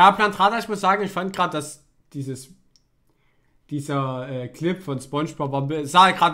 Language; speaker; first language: German; native; German